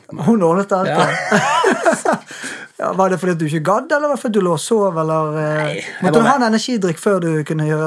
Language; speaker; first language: Norwegian; native; Norwegian